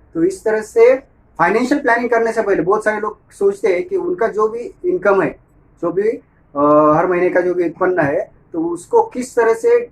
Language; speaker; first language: Hindi; non-native, local second language; Marathi